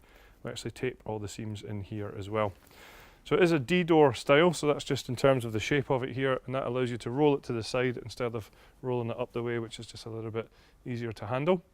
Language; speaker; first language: English; native; English